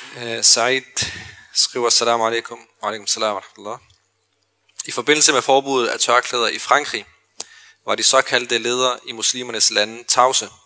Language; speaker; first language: Danish; early bilingual, other home language; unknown